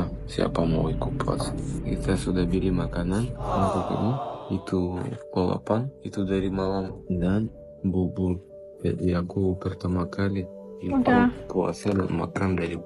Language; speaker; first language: Indonesian; non-native, learner; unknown